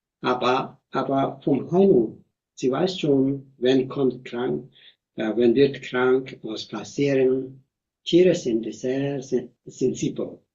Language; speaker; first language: German; non-native, fluent; Tibetan